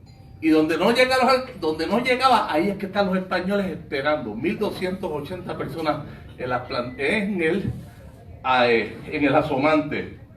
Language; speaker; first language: Spanish; native; Spanish